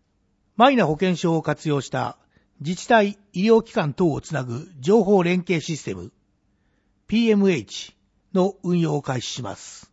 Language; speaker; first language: Japanese; native; Japanese